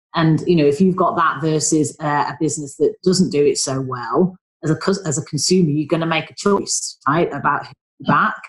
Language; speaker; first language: English; native; English